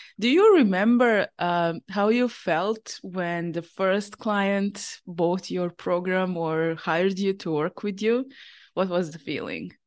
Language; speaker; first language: English; non-native, fluent; Serbian